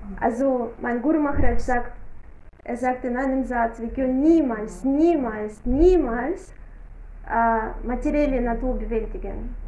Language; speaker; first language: German; non-native, fluent; Russian